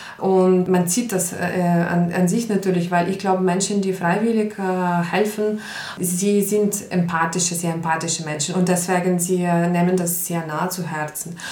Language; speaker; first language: German; non-native, fluent; Ukrainian